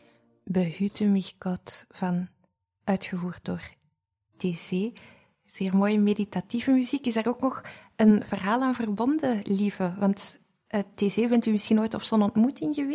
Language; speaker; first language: Dutch; native; Dutch